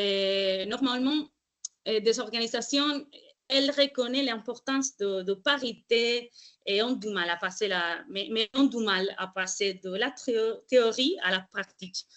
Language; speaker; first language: French; non-native, fluent; Spanish